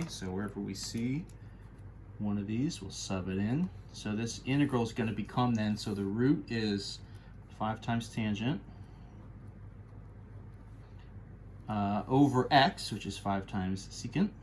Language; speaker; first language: English; native; English